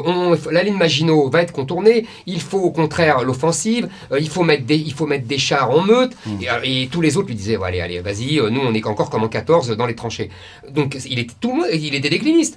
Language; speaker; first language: French; native; French